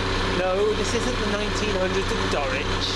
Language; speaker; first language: English; native; English